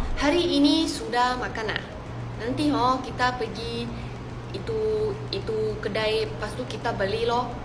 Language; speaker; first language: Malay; non-native, local second language; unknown